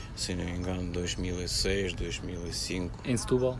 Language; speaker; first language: Portuguese; non-native, fluent; Russian